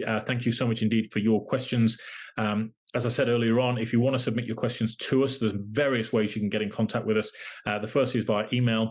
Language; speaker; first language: English; native; English